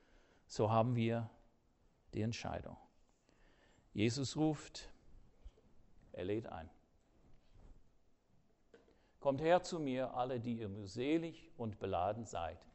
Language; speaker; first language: German; non-native, fluent; English